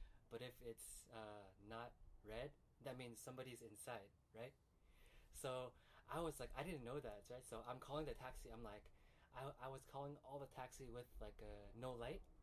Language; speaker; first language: English; early bilingual, other home language; Chinese